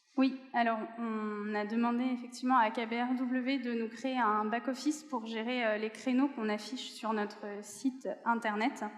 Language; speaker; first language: French; native; French